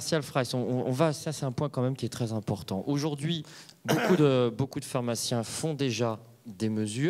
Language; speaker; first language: French; native; French